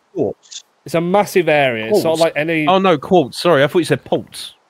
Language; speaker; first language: English; native; English